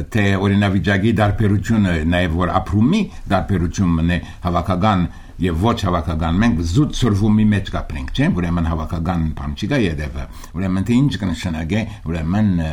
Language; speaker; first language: Armenian; early bilingual, heritage; Armenian